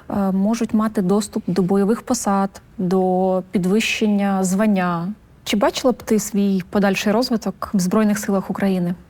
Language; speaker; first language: Ukrainian; native; Ukrainian